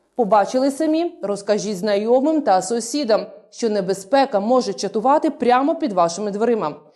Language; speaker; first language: Ukrainian; native; Ukrainian